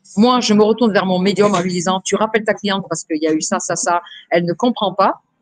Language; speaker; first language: French; native; French